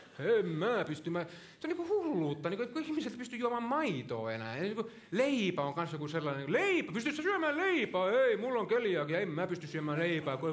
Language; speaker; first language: Finnish; non-native, local second language; Swedish